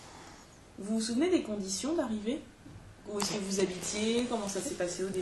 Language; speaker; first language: French; native; French